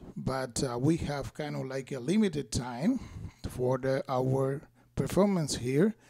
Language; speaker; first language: English; non-native, fluent; Spanish